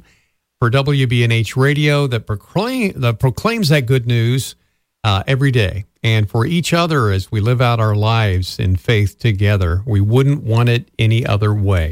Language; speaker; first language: English; native; English